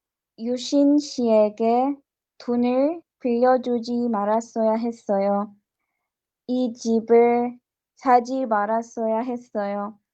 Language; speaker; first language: Korean; non-native, learner; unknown